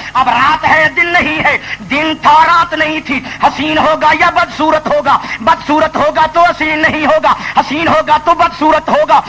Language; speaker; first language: Urdu; non-native, local second language; Punjabi